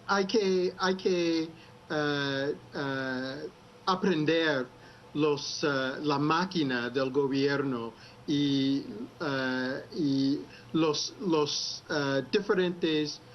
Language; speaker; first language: Spanish; non-native, fluent; English